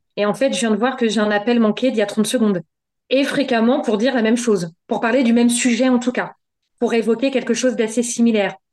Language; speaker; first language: French; native; French